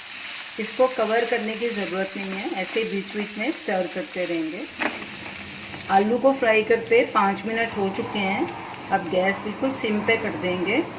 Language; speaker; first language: Hindi; native; Hindi